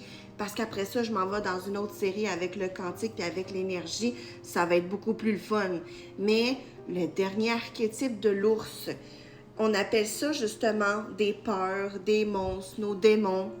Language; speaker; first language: French; native; French